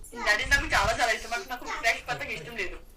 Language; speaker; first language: Telugu; non-native, learner; Gujarati